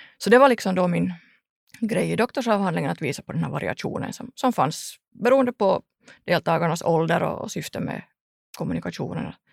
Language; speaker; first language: Swedish; native; Swedish